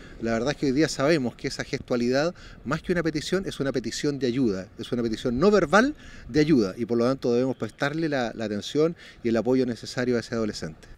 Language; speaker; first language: Spanish; native; Spanish